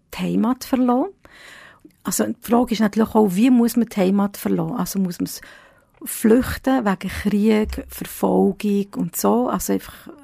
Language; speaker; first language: German; early bilingual, other home language; Italian